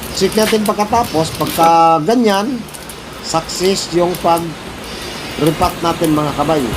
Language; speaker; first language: Filipino; non-native, local second language; Cebuano